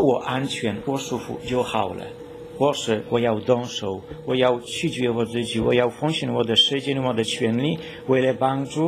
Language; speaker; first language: Chinese; non-native, learner; Polish